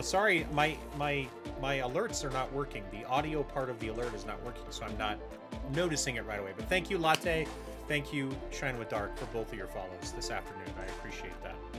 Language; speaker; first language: English; native; English